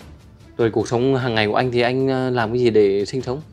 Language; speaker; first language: Vietnamese; native; Vietnamese